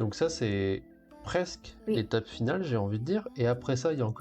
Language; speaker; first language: French; native; French